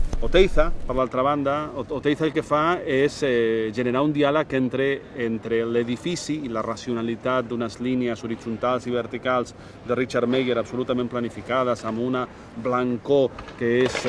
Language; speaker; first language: Catalan; native; Catalan